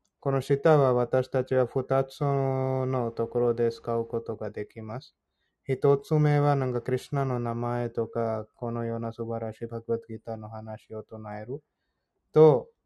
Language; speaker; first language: Japanese; non-native, fluent; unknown